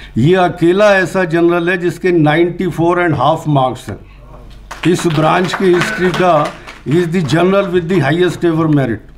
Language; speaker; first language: Urdu; native; Urdu